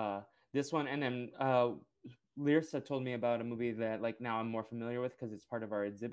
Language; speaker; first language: English; early bilingual, other home language; Portuguese